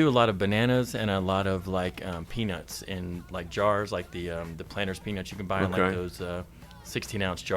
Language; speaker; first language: English; native; English